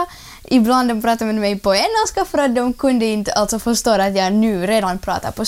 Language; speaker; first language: Swedish; non-native, learner; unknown